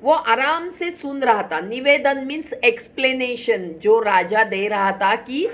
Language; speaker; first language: Hindi; non-native, local second language; Marathi